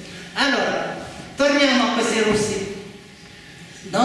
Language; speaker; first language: Italian; non-native, fluent; Arabic